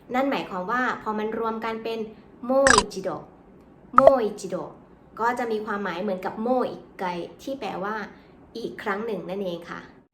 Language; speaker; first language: Thai; native; Thai